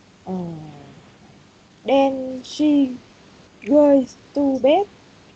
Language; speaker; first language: English; non-native, learner; Vietnamese